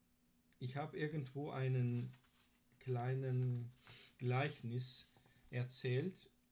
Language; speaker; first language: German; non-native, fluent; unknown